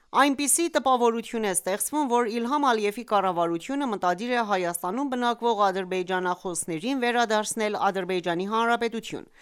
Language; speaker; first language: Armenian; early bilingual, heritage; Armenian